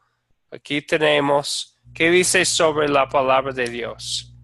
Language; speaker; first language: Spanish; non-native, fluent; English